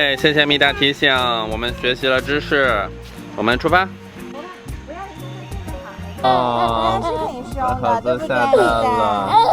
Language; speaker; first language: Chinese; native; Chinese